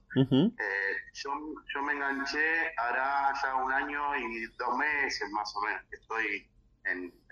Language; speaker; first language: Spanish; native; Spanish